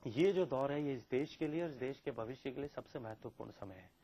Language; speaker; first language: Hindi; native; Hindi